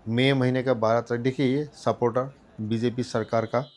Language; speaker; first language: Hindi; non-native, local second language; Assamese